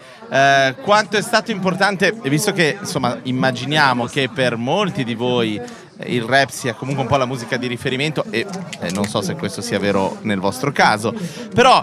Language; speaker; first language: Italian; native; Italian